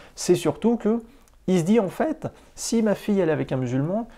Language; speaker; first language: French; native; French